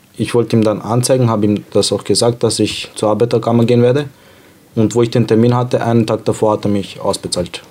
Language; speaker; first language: German; non-native, fluent; Serbian